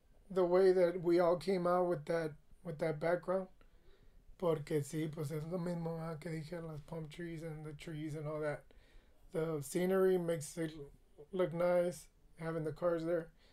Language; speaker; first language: English; early bilingual, other home language; Spanish